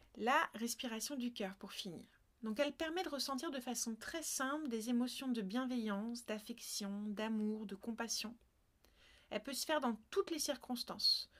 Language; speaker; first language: French; native; French